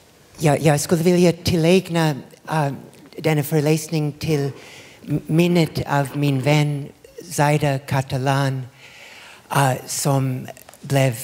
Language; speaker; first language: Swedish; non-native, fluent; English